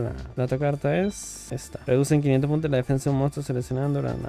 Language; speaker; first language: Spanish; native; Spanish